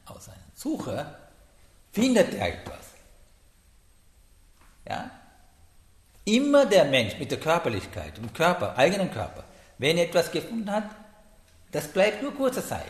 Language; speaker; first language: German; non-native, learner; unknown